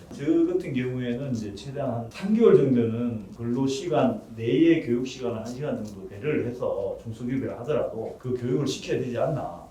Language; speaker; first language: Korean; native; Korean